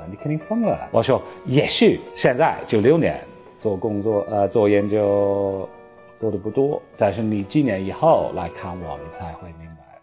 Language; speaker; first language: Chinese; non-native, fluent; English